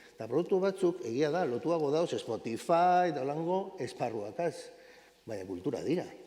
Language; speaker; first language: Basque; native; Basque